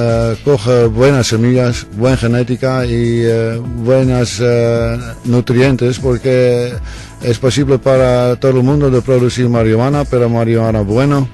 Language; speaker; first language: Spanish; non-native, learner; Dutch